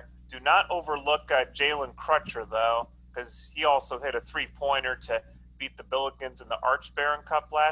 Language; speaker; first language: English; native; English